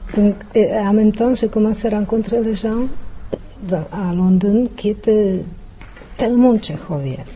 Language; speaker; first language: French; non-native, fluent; Czech